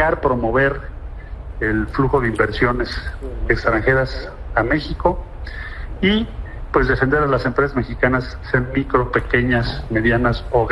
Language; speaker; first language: Spanish; native; Spanish